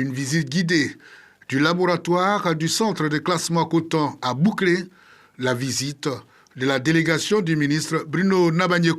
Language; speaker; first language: French; native; French